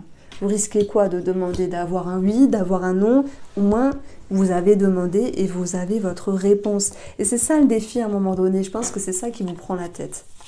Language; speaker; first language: French; native; French